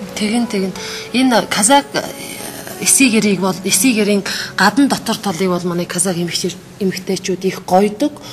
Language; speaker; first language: Mongolian; non-native, local second language; Kazakh